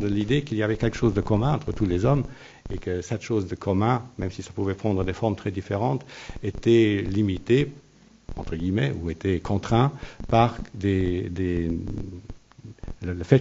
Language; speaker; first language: French; non-native, local second language; Luxembourgish